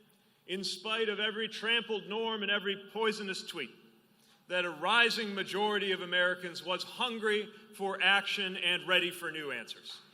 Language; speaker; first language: English; native; English